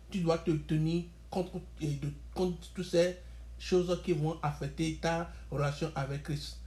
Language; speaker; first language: French; non-native, local second language; Yoruba